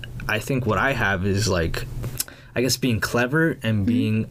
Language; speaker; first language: English; early bilingual, other home language; Spanish